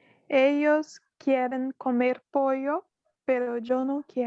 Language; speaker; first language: Spanish; non-native, learner; Portuguese